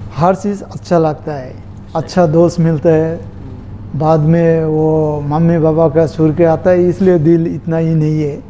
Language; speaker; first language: Hindi; non-native, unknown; Bangla